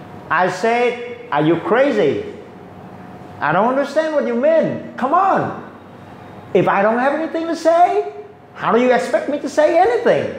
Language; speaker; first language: English; non-native, fluent; Vietnamese